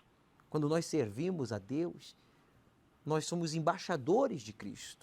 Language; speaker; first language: Portuguese; native; Portuguese